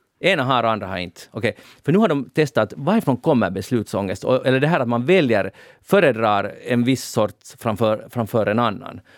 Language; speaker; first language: Swedish; native; Swedish